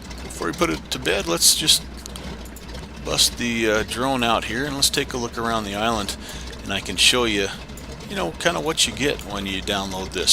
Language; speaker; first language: English; native; English